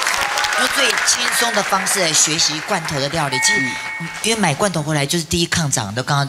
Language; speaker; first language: Chinese; native; Chinese